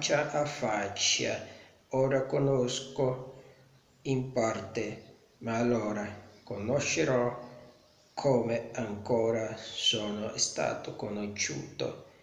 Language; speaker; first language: Italian; non-native, learner; Portuguese